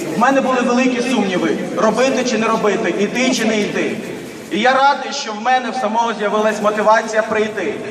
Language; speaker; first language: Ukrainian; early bilingual, other home language; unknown